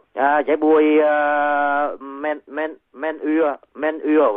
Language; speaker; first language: Danish; non-native, learner; Vietnamese